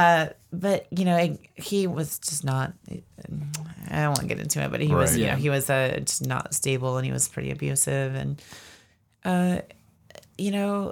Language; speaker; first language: English; native; English